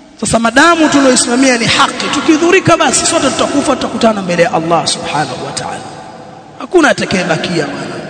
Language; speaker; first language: Swahili; native; Swahili